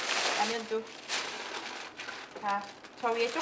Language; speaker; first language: Korean; native; Korean